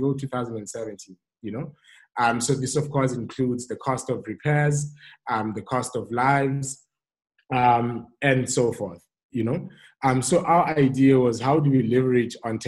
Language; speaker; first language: English; non-native, local second language; Xhosa